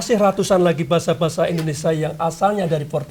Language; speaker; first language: Indonesian; non-native, local second language; Javanese